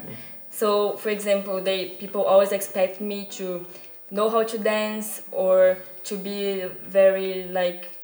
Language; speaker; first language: English; non-native, fluent; Portuguese